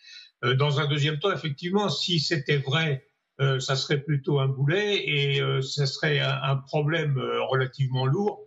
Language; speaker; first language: French; native; French